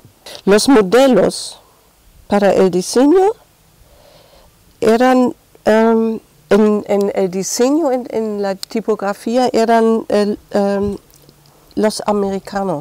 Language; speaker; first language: Spanish; non-native, fluent; German